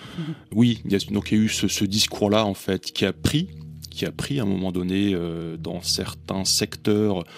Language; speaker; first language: French; native; French